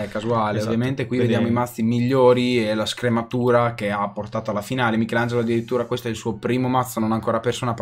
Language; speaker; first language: Italian; native; Italian